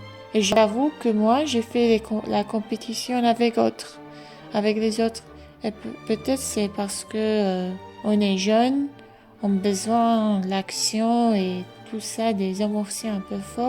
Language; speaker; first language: French; non-native, fluent; English